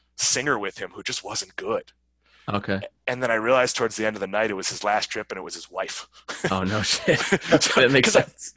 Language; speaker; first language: English; native; English